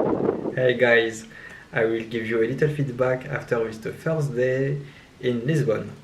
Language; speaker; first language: English; non-native, learner; French